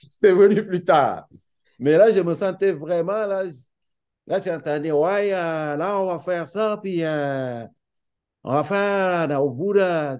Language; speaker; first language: French; non-native, local second language; Serer